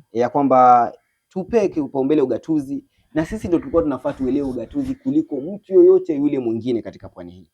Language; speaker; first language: Swahili; native; Swahili